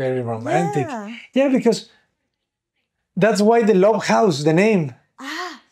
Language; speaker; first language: English; non-native, fluent; Spanish